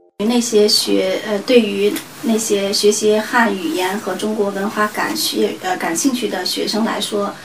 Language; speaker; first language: Chinese; native; Chinese